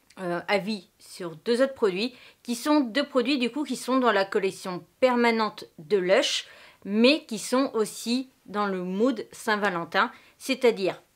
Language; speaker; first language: French; native; French